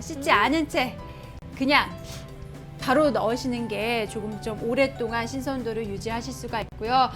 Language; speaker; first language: Korean; native; Korean